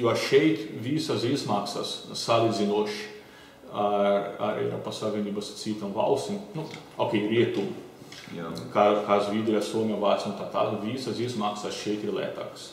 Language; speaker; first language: Latvian; early bilingual, heritage; Portuguese